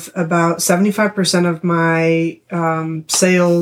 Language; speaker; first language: English; native; English